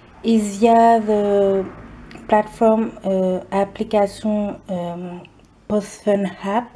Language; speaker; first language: English; non-native, learner; French